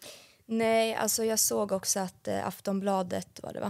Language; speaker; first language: Swedish; native; Swedish